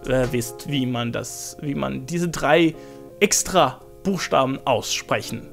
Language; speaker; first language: German; non-native, fluent; Swedish